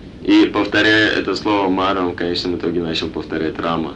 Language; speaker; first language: Russian; native; Russian